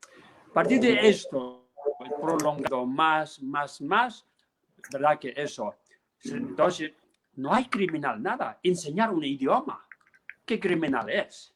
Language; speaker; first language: Spanish; non-native, learner; Tibetan